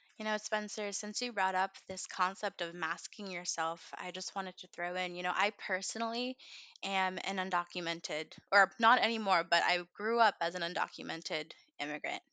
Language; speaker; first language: English; early bilingual, other home language; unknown